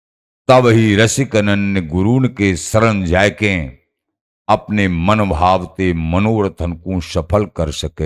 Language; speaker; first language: Hindi; native; Hindi